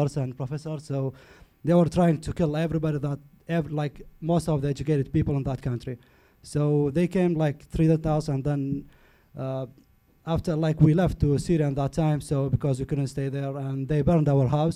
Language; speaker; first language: English; non-native, learner; Arabic